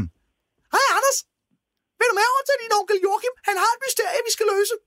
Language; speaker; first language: Danish; native; Danish